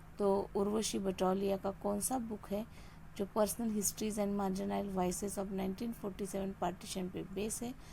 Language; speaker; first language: Hindi; non-native, local second language; Marathi